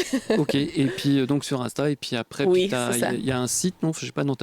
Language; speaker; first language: French; native; French